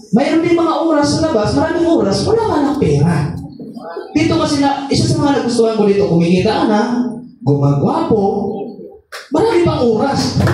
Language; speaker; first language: Filipino; non-native, local second language; Masbatenyo